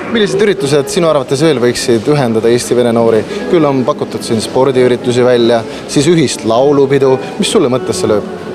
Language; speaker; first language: Estonian; native; Estonian